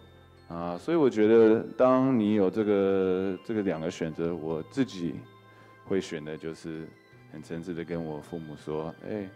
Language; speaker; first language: Chinese; early bilingual, heritage; English